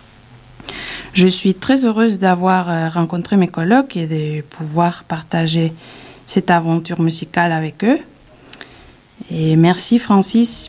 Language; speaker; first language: French; non-native, fluent; Spanish